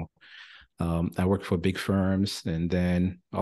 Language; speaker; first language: English; non-native, fluent; French